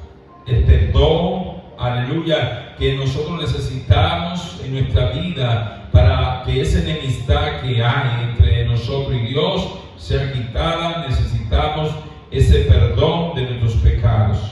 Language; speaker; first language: Spanish; native; Spanish